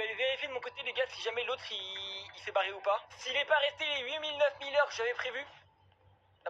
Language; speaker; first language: French; native; French